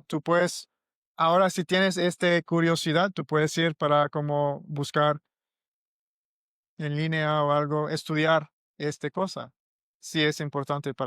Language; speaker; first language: Spanish; non-native, learner; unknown